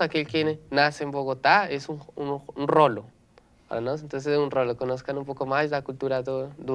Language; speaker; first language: Portuguese; non-native, learner; Spanish